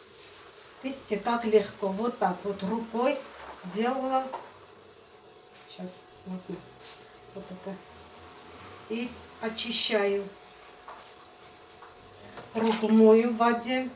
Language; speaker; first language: Russian; non-native, fluent; Armenian